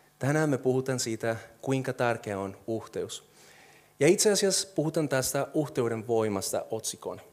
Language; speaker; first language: Finnish; non-native, fluent; Spanish